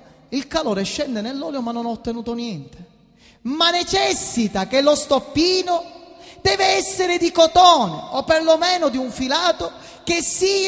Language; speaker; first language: Italian; native; Italian